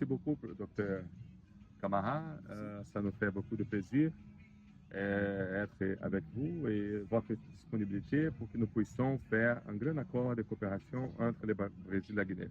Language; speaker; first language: French; non-native, learner; Portuguese